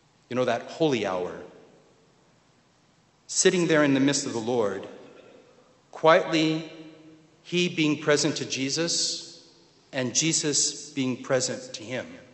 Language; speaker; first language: English; native; English